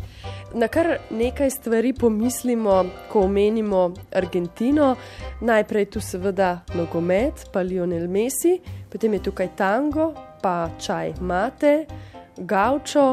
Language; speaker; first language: Slovenian; native; Slovenian